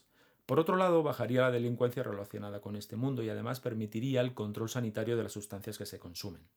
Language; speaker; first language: Spanish; native; Spanish